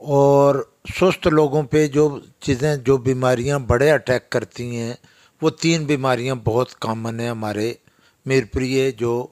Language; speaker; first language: Urdu; non-native, local second language; Pahari-Potwari